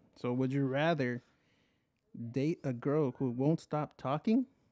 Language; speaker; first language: English; early bilingual, other home language; Spanish